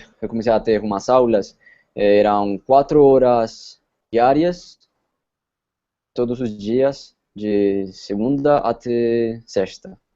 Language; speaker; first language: Portuguese; non-native, fluent; Spanish